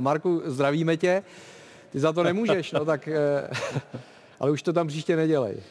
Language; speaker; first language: Czech; native; Czech